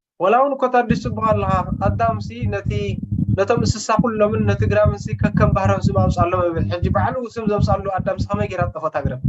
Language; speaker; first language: Tigrinya; native; Tigrinya